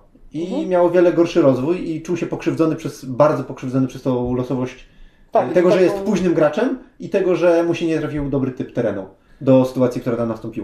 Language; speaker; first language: Polish; native; Polish